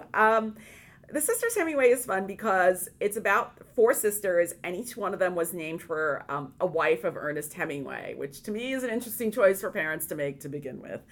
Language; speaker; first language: English; native; English